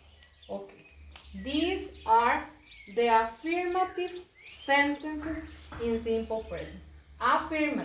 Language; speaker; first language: English; non-native, fluent; Spanish